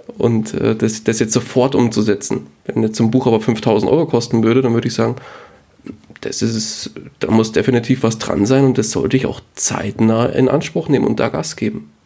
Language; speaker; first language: German; native; German